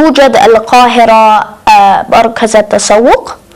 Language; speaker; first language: Arabic; non-native, learner; English